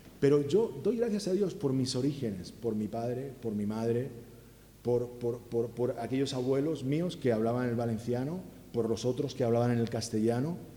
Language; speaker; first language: Spanish; native; Spanish